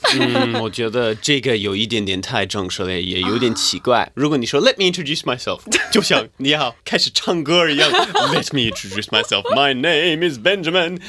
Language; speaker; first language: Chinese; non-native, fluent; English